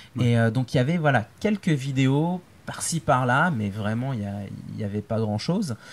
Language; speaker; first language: French; native; French